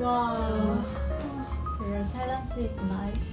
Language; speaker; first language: English; non-native, learner; Korean